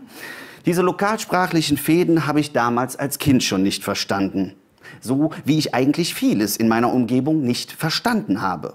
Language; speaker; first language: German; native; German